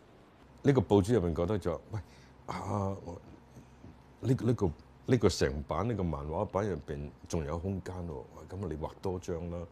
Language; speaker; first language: Chinese; native; Chinese